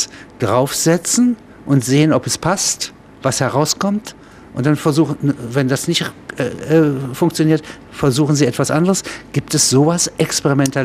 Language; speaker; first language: German; native; German